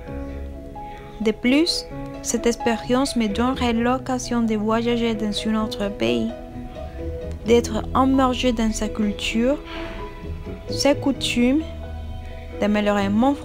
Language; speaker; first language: French; non-native, fluent; Spanish